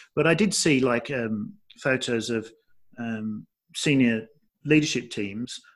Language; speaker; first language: English; native; English